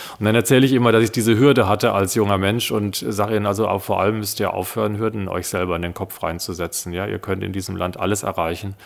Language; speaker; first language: German; early bilingual, other home language; Italian